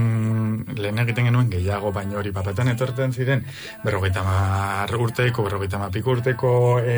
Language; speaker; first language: Basque; native; Basque